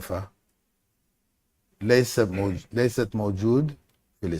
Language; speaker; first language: Arabic; non-native, fluent; English